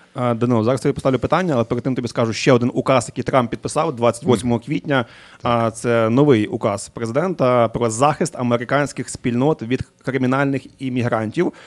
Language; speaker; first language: Ukrainian; native; Ukrainian